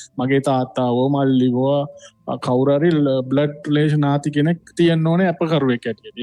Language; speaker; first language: Sinhala; non-native, local second language; Tamil